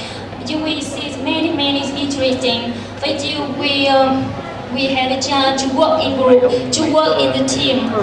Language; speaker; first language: English; non-native, learner; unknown